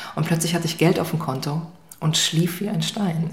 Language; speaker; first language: German; native; German